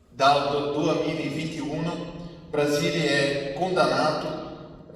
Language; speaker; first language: Italian; non-native, fluent; Portuguese